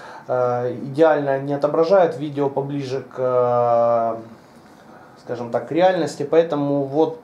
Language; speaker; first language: Russian; native; Russian